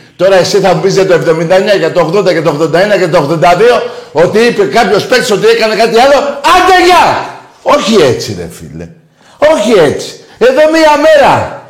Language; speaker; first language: Greek; native; Greek